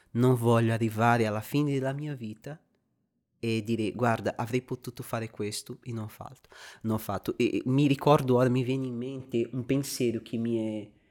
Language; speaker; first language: Italian; non-native, fluent; Portuguese